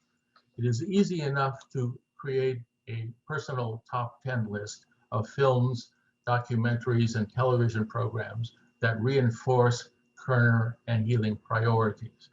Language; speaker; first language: English; native; English